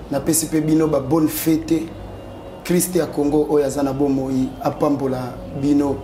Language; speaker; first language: Lingala; native; Lingala